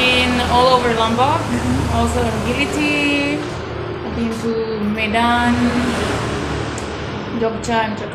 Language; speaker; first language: English; non-native, fluent; Swiss German